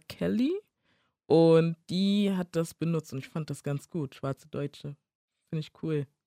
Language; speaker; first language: German; early bilingual, other home language; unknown